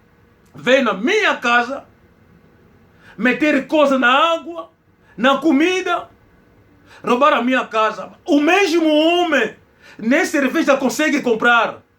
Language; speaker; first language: Portuguese; non-native, local second language; Kongo